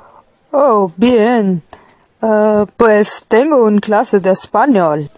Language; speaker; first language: Spanish; non-native, learner; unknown